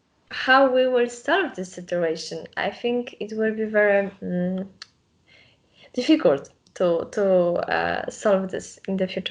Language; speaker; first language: English; non-native, learner; Polish